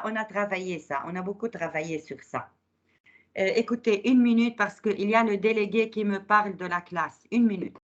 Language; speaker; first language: French; non-native, local second language; Arabic